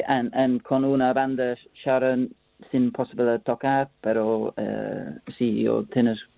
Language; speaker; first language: Spanish; non-native, learner; English